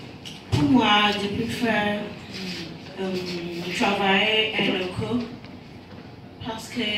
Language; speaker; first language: French; non-native, learner; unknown